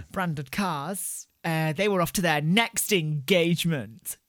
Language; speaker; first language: English; native; English